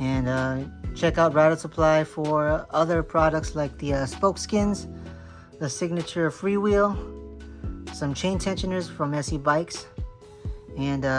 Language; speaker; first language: English; native; English